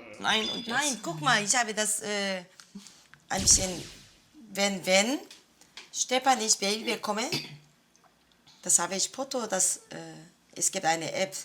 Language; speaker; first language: German; non-native, learner; Korean